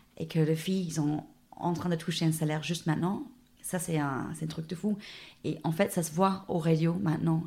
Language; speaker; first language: French; non-native, fluent; English